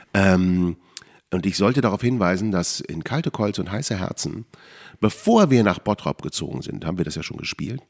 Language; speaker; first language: German; native; German